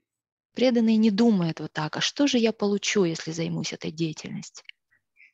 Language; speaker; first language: Russian; native; Russian